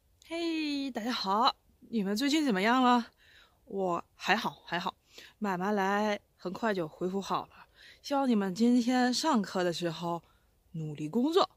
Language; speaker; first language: Chinese; non-native, fluent; Russian